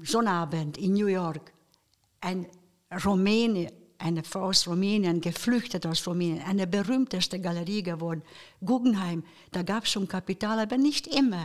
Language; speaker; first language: German; non-native, fluent; Hungarian